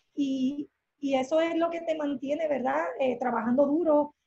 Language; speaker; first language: Spanish; native; Spanish